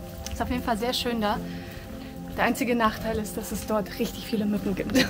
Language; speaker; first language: German; native; German